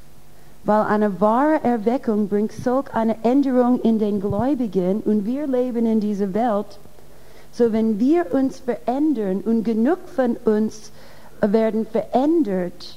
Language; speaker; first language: German; non-native, fluent; English